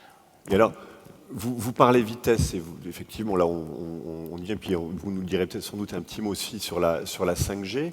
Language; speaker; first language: French; native; French